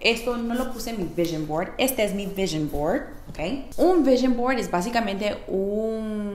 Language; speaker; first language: Spanish; early bilingual, heritage; Spanish